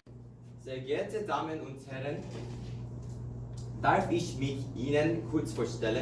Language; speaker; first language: German; non-native, learner; Korean